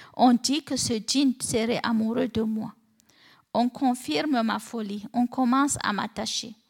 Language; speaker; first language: French; non-native, local second language; Fula